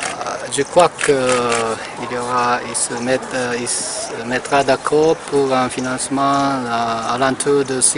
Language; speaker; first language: French; non-native, fluent; Japanese